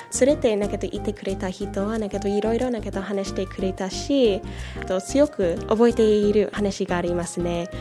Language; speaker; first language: Japanese; non-native, fluent; English